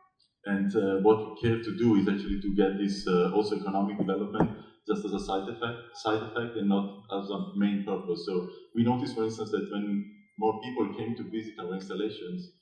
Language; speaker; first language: English; non-native, fluent; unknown